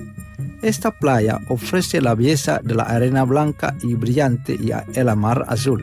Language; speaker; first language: Spanish; non-native, fluent; Indonesian